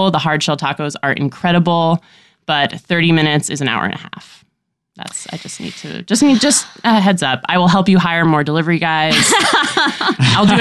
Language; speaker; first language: English; native; English